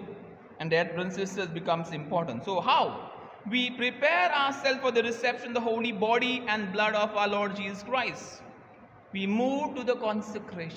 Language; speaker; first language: English; non-native, local second language; Marathi